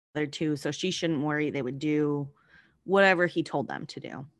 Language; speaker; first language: English; native; English